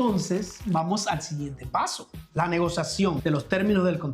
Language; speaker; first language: Spanish; native; Spanish